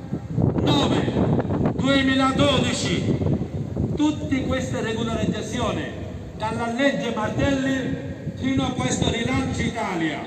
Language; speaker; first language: Italian; non-native, fluent; Bangla